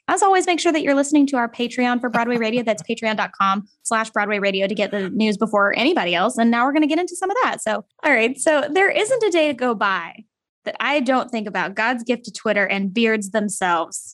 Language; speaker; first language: English; native; English